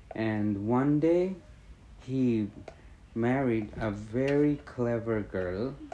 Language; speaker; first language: English; non-native, learner; Bangla